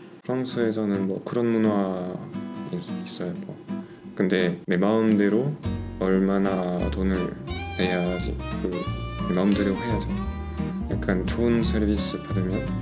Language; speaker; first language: Korean; non-native, learner; French